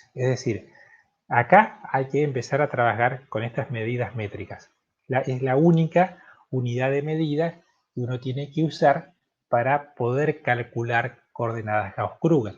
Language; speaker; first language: Spanish; native; Spanish